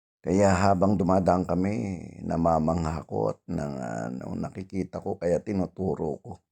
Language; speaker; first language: Filipino; native; Filipino